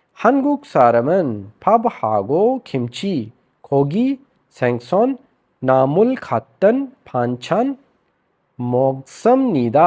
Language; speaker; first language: Korean; non-native, fluent; Urdu